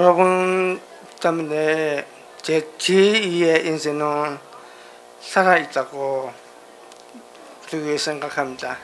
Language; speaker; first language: Korean; non-native, fluent; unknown